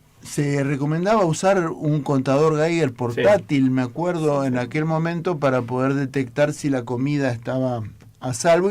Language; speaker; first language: Spanish; native; Spanish